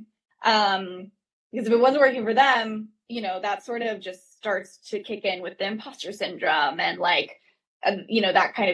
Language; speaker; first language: English; native; English